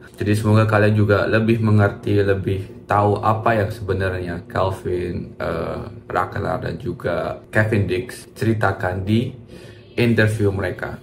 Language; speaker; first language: Indonesian; native; Indonesian